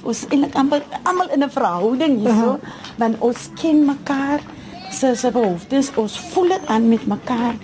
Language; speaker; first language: Afrikaans; native; Afrikaans